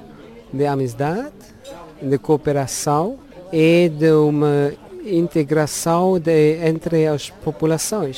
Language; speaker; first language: Portuguese; non-native, learner; Luxembourgish